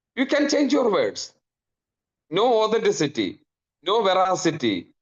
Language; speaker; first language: English; non-native, local second language; Malayalam